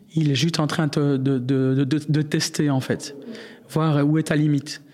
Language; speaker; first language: French; native; French